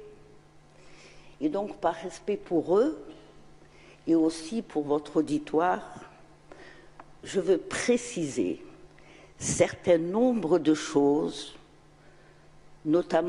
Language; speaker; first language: French; non-native, local second language; Arabic